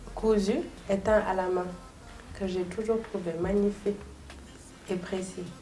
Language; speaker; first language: French; non-native, local second language; Soninke